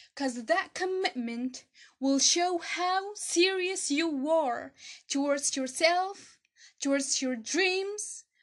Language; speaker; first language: English; non-native, fluent; Arabic